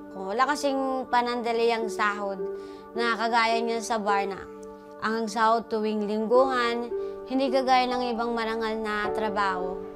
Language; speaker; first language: Filipino; native; Filipino